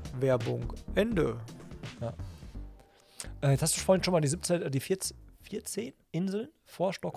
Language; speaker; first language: German; native; German